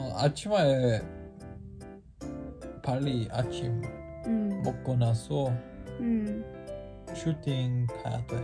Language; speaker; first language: Korean; non-native, learner; Polish